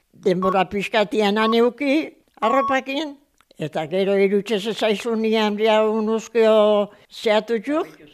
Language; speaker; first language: Basque; native; Basque